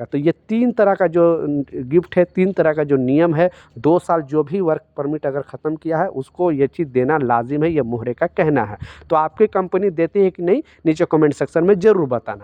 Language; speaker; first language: Hindi; native; Hindi